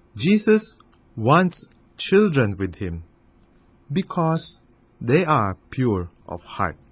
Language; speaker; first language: English; non-native, fluent; Chinese